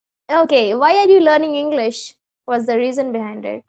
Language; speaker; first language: English; non-native, local second language; Hindi